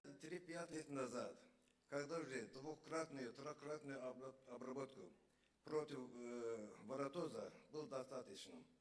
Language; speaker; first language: Russian; non-native, fluent; Azerbaijani